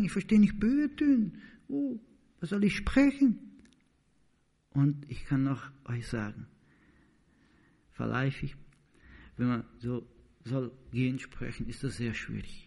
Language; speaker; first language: German; non-native, learner; Portuguese